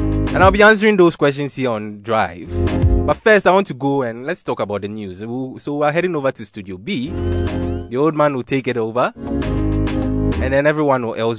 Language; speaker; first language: English; non-native, local second language; Akan